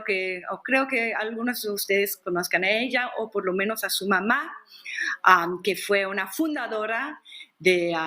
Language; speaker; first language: Spanish; non-native, fluent; English